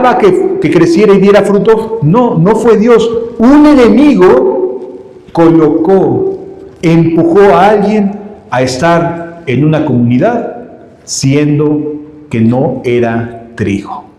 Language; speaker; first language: Spanish; native; Spanish